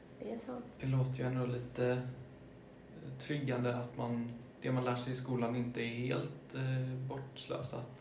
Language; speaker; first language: Swedish; early bilingual, other home language; German